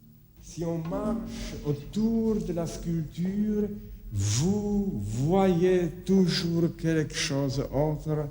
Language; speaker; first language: French; non-native, fluent; Czech